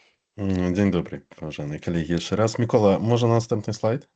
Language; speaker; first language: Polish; non-native, fluent; Belarusian